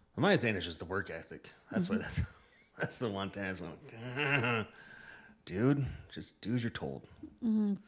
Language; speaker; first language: English; native; English